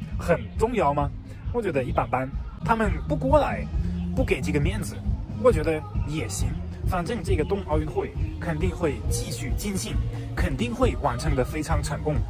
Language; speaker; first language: Chinese; non-native, fluent; German